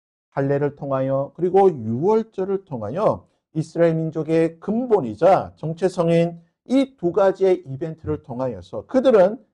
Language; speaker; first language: Korean; native; Korean